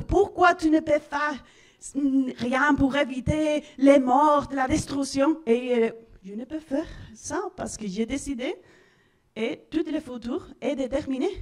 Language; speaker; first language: French; non-native, learner; Spanish